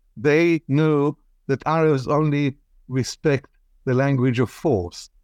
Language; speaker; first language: English; non-native, fluent; Arabic